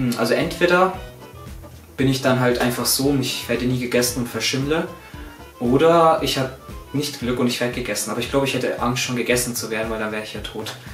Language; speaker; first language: German; early bilingual, other home language; Turkish